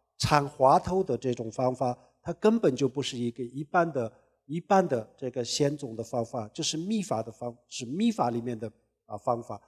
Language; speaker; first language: Chinese; non-native, local second language; Tibetan